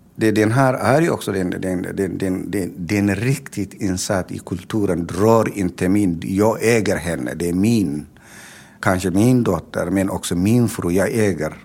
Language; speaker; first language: Swedish; non-native, fluent; Tigrinya